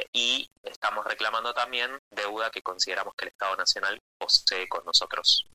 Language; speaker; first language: Spanish; native; Spanish